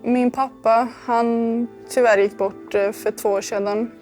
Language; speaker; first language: Swedish; early bilingual, other home language; Serbian